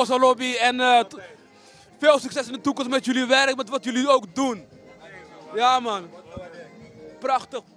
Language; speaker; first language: Dutch; native; Dutch